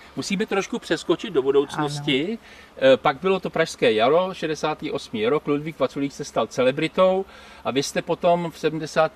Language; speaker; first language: Czech; native; Czech